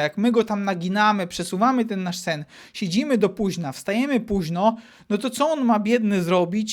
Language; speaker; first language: Polish; native; Polish